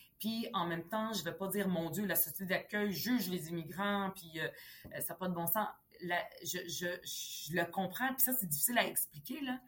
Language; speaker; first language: French; early bilingual, other home language; Arabic